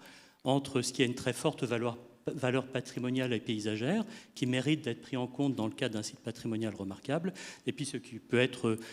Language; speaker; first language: French; native; French